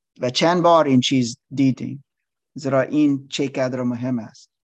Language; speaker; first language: Persian; non-native, learner; English